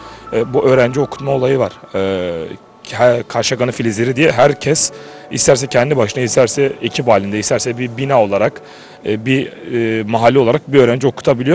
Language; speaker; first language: Turkish; native; Turkish